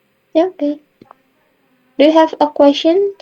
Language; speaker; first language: English; non-native, learner; Indonesian